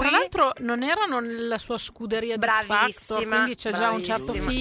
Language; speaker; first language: Italian; native; Italian